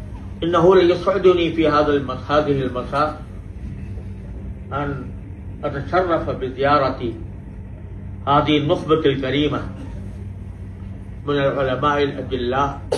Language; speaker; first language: Arabic; non-native, fluent; Urdu